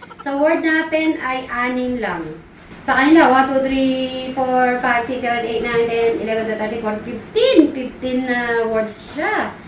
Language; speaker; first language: Filipino; native; Filipino